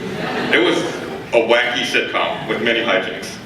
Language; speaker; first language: English; native; English